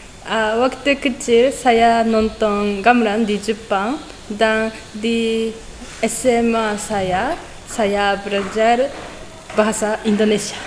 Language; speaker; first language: Indonesian; non-native, learner; Japanese